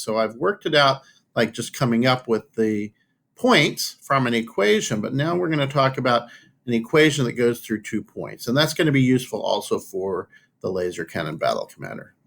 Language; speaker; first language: English; native; English